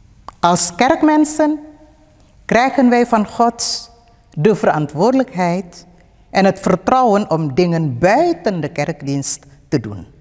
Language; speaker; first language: Dutch; non-native, fluent; Indonesian